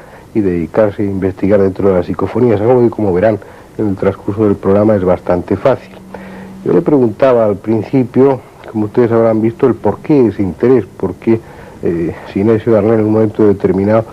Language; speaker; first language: Spanish; native; Spanish